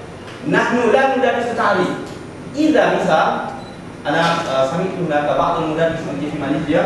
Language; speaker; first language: Arabic; non-native, learner; Malay